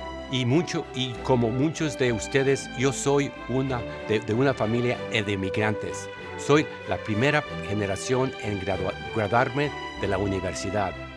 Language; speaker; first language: Spanish; early bilingual, heritage; Spanish